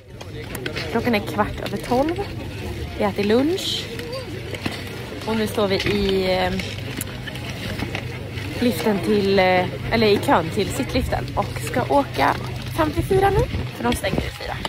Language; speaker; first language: Swedish; native; Swedish